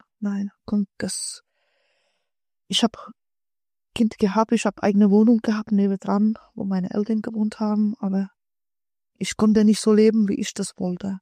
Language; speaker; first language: German; early bilingual, other home language; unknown